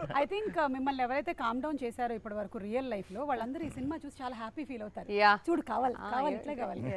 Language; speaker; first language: Telugu; native; Telugu